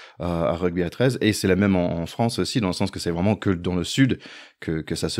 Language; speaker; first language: French; non-native, fluent; English